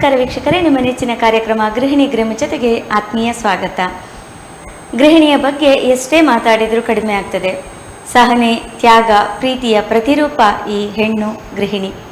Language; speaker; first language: Kannada; native; Kannada